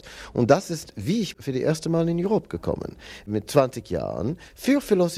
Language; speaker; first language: German; non-native, learner; English